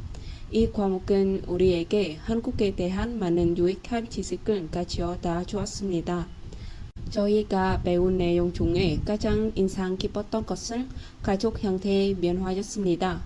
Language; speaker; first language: Korean; non-native, fluent; Vietnamese